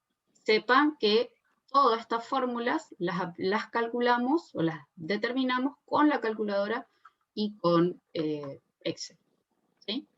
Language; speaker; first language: Spanish; native; Spanish